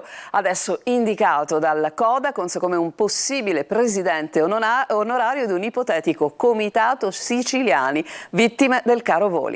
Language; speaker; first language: Italian; native; Italian